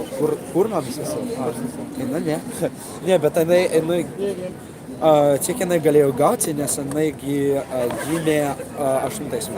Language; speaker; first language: Lithuanian; early bilingual, heritage; Lithuanian